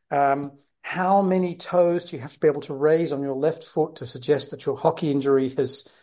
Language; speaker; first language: English; native; English